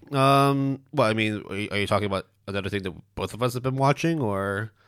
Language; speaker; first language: English; non-native, fluent; Cantonese